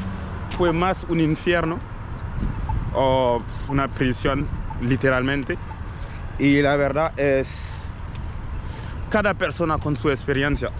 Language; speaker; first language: Spanish; non-native, learner; French